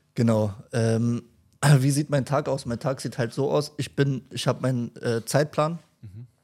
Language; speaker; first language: German; early bilingual, other home language; Turkish